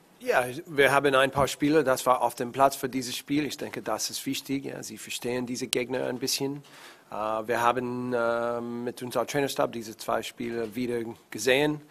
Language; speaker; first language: German; non-native, learner; English